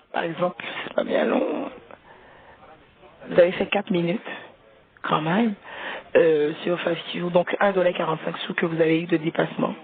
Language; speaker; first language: French; native; French